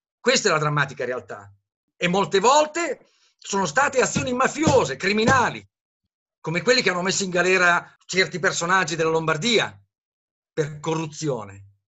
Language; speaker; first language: Italian; native; Italian